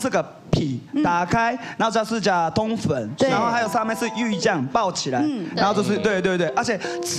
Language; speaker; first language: Chinese; non-native, fluent; Japanese